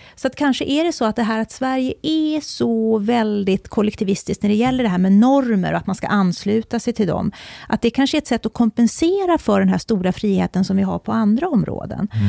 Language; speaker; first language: Swedish; native; Swedish